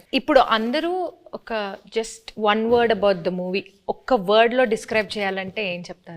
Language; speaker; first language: Telugu; native; Telugu